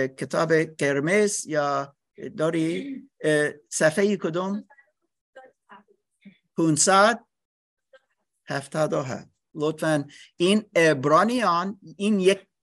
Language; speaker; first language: Persian; non-native, learner; English